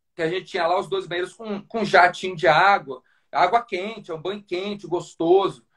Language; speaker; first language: Portuguese; native; Portuguese